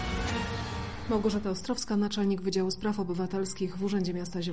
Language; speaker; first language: Polish; native; Polish